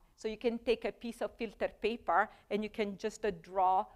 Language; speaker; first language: English; non-native, fluent; Italian